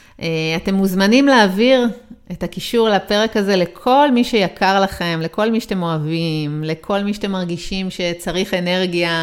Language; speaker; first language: Hebrew; native; Hebrew